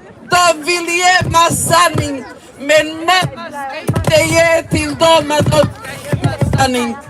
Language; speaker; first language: Swedish; non-native, learner; Somali